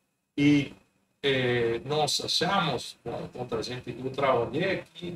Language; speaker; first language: Portuguese; non-native, fluent; Spanish